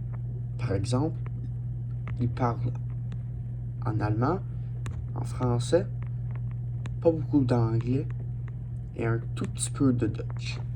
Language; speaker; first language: French; non-native, learner; English